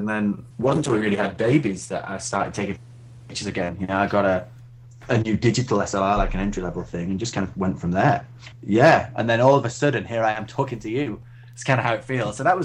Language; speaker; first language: English; native; English